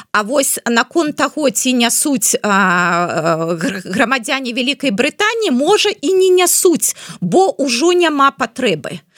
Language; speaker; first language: Belarusian; non-native, local second language; Russian